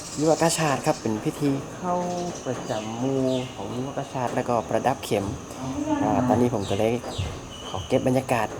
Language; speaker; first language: Thai; native; Thai